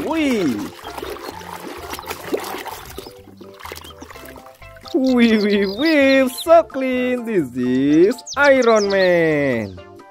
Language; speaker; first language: English; non-native, learner; Indonesian